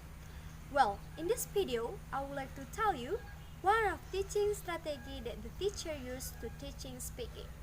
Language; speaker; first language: English; non-native, learner; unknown